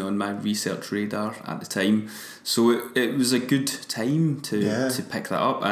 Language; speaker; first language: English; native; English